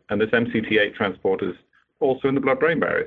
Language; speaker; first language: English; native; English